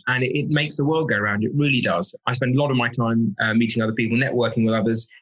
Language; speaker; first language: English; native; English